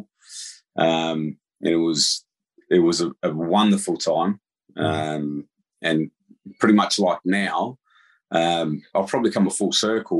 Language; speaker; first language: English; native; English